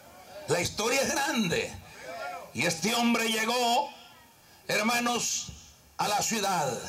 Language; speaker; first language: Spanish; native; Spanish